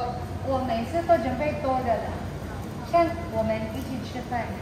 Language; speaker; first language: Chinese; non-native, fluent; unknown